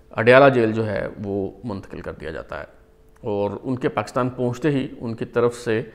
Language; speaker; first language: Urdu; native; Urdu